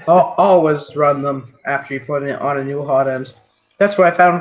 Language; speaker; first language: English; native; English